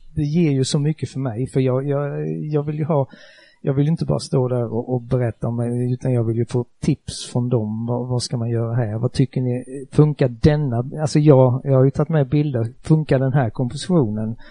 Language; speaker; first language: Swedish; native; Swedish